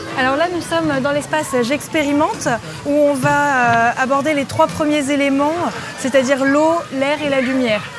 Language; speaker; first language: French; native; French